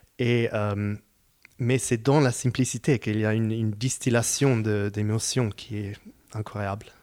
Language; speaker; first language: French; non-native, fluent; Hebrew